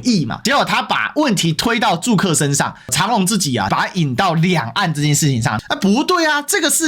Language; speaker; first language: Chinese; native; Chinese